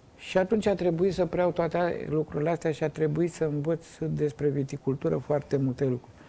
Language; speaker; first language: Romanian; native; Romanian